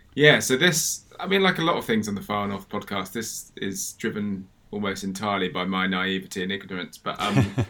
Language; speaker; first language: English; native; English